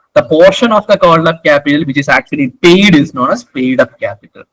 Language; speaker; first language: English; non-native, local second language; Malayalam